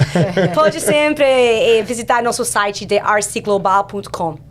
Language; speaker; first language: Portuguese; non-native, fluent; English